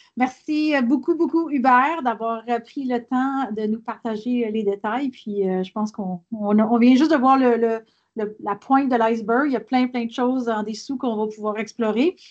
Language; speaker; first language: French; native; French